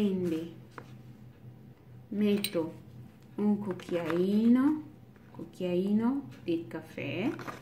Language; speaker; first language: Italian; non-native, learner; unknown